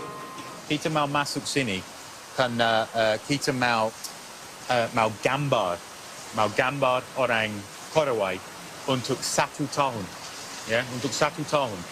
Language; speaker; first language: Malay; non-native, learner; English